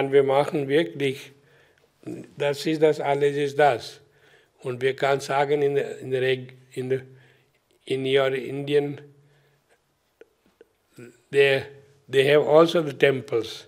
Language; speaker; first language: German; non-native, learner; Hindi